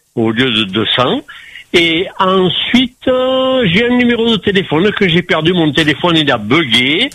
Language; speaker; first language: French; native; French